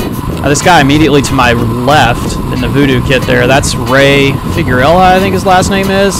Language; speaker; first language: English; native; English